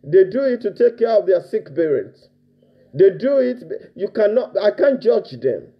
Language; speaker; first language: English; non-native, local second language; Yoruba